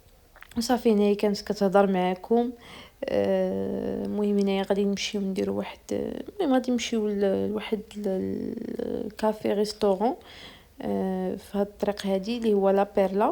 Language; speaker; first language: Arabic; native; Arabic